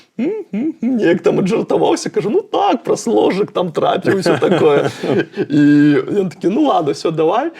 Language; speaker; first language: Russian; native; Russian